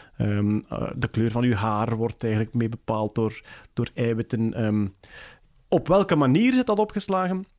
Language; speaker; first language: Dutch; native; Dutch